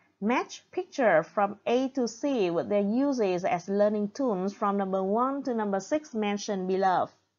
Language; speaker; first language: English; non-native, fluent; Vietnamese